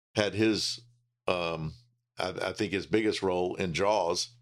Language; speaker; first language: English; native; English